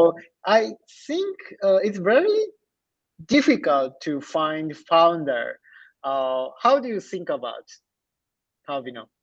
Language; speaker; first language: English; non-native, learner; Japanese